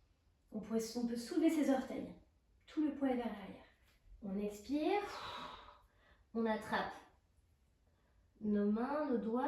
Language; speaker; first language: French; native; French